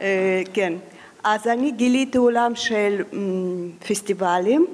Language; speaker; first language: Hebrew; non-native, fluent; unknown